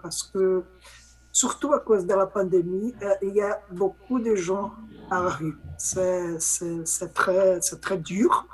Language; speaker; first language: French; non-native, learner; Portuguese